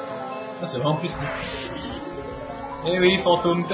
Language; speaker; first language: French; native; French